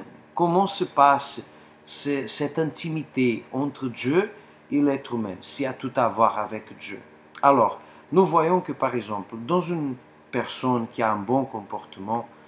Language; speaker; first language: French; non-native, fluent; Portuguese